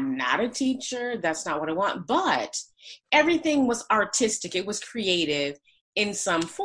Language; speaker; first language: English; native; English